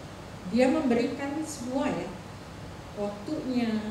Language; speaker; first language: Indonesian; native; Indonesian